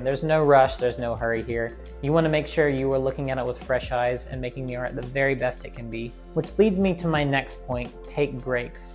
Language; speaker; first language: English; native; English